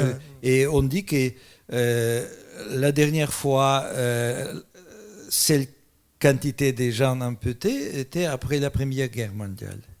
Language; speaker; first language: French; non-native, fluent; Russian